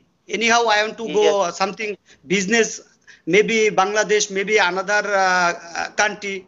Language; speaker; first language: English; non-native, learner; Bangla